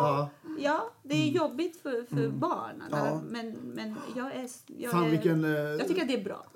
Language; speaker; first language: Swedish; non-native, fluent; Persian